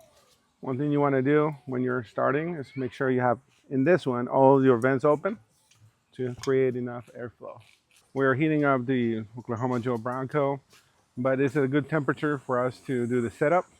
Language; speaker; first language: English; early bilingual, other home language; Spanish